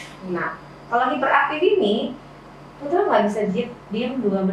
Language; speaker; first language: Indonesian; native; Indonesian